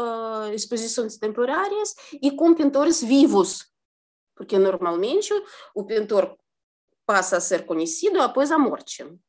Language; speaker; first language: Portuguese; non-native, fluent; Russian